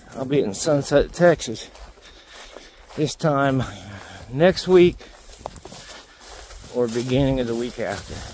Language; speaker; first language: English; native; English